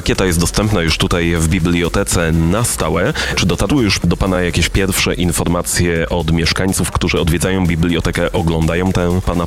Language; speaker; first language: Polish; native; Polish